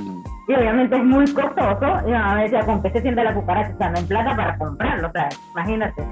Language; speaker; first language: Spanish; native; Spanish